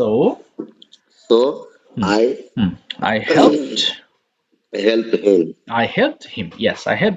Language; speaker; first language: English; non-native, fluent; Bangla